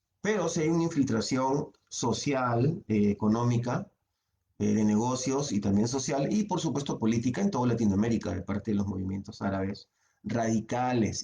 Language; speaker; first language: Spanish; native; Spanish